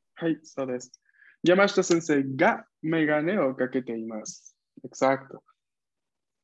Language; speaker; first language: Japanese; non-native, fluent; Spanish